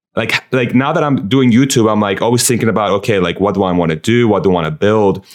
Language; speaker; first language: English; early bilingual, other home language; Persian